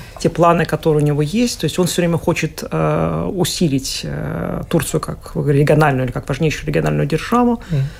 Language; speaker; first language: Russian; native; Russian